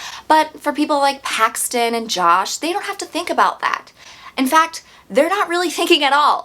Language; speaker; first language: English; native; English